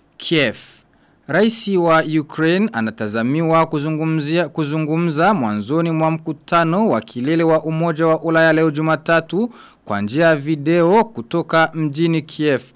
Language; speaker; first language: Swahili; non-native, local second language; Rundi